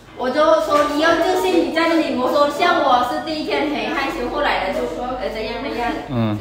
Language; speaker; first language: Chinese; non-native, learner; Lao